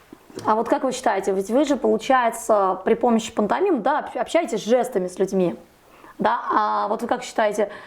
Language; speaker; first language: Russian; native; Russian